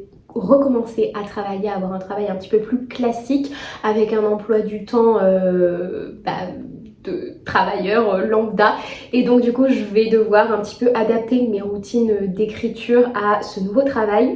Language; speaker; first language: French; native; French